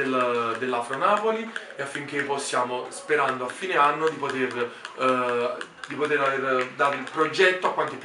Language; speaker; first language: Italian; native; Italian